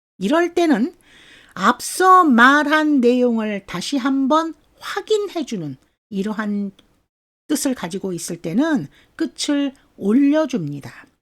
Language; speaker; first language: Korean; native; Korean